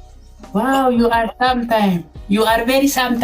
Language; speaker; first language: English; non-native, learner; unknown